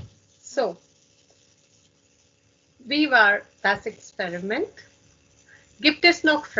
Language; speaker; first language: German; non-native, fluent; Hindi